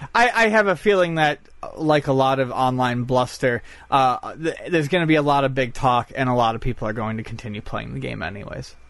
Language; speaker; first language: English; native; English